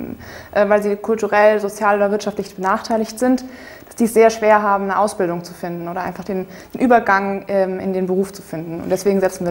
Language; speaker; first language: German; native; German